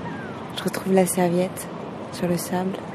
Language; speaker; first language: French; native; French